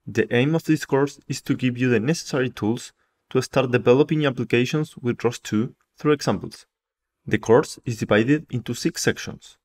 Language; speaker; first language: English; non-native, fluent; Spanish